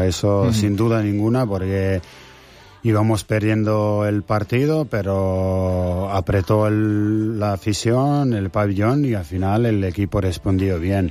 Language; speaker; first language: Spanish; non-native, fluent; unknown